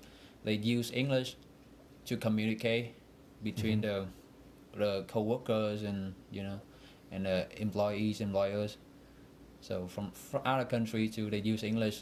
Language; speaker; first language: English; non-native, fluent; Vietnamese